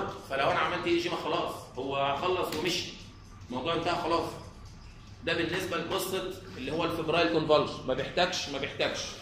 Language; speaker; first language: Arabic; native; Arabic